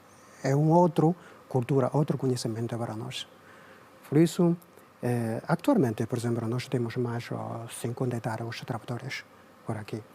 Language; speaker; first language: Portuguese; non-native, learner; Chinese